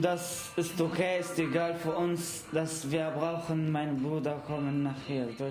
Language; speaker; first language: German; non-native, learner; Arabic